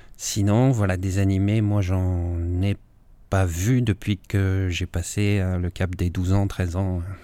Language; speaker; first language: French; native; French